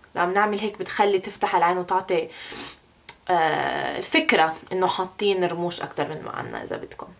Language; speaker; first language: Arabic; early bilingual, heritage; Arabic